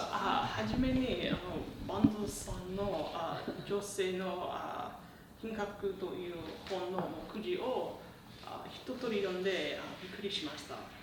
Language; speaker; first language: Japanese; non-native, learner; English